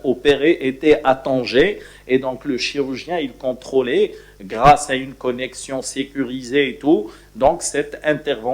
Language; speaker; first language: French; non-native, local second language; Arabic